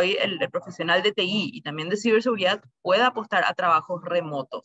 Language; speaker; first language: Spanish; native; Spanish